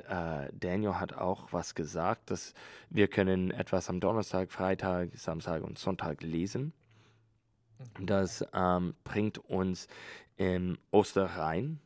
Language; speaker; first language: German; non-native, learner; English